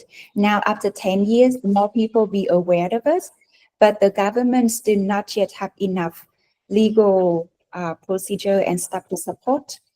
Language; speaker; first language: English; non-native, fluent; Vietnamese